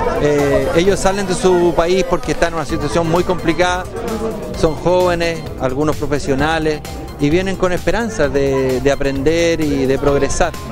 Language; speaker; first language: Spanish; native; Spanish